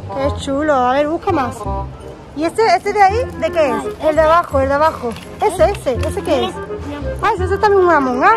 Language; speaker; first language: Spanish; native; Spanish